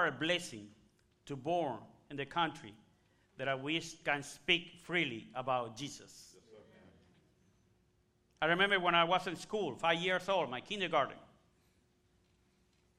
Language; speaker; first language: English; non-native, learner; Spanish